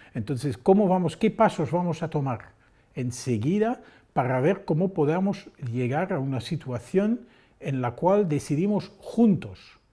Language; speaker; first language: Spanish; non-native, fluent; Dutch